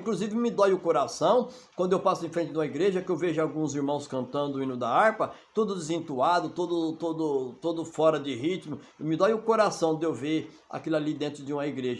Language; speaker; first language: Portuguese; native; Portuguese